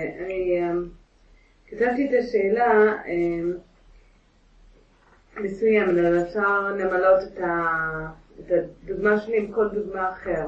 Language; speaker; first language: Hebrew; non-native, learner; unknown